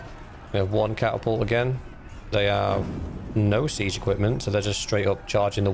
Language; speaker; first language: English; native; English